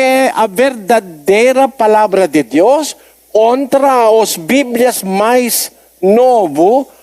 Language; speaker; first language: Portuguese; non-native, learner; Filipino